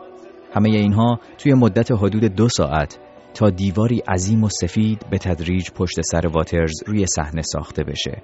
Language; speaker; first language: Persian; native; Persian